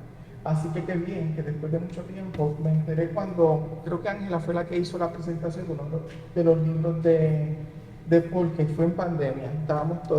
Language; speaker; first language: Spanish; native; Spanish